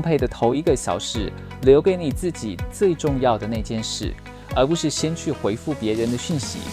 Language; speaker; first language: Chinese; native; Chinese